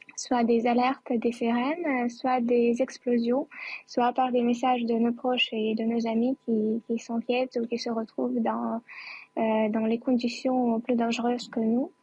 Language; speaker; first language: French; non-native, fluent; Ukrainian